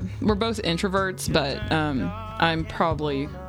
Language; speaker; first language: English; native; English